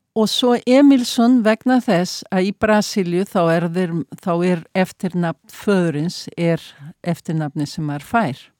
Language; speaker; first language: Icelandic; early bilingual, heritage; Icelandic